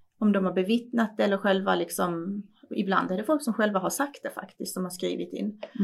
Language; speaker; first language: Swedish; early bilingual, other home language; Persian